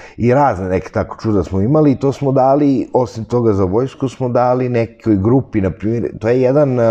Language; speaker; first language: Serbian; early bilingual, heritage; Serbian